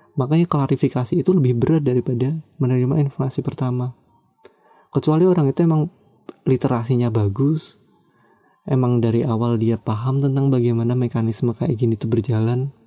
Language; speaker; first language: Indonesian; non-native, local second language; Javanese